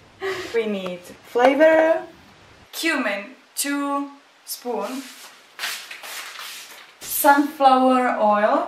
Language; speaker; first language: English; non-native, learner; Czech